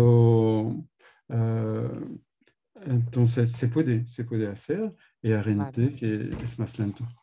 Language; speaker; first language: Spanish; non-native, learner; French